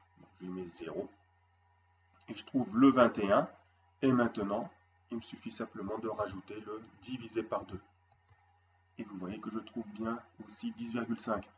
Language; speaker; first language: French; native; French